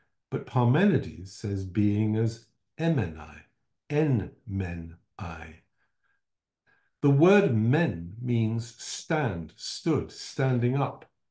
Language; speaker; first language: English; native; English